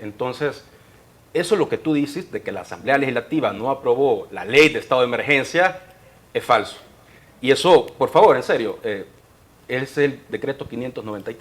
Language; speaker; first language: Spanish; native; Spanish